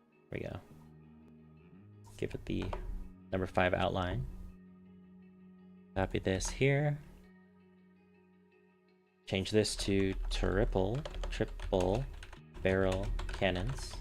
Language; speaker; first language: English; native; English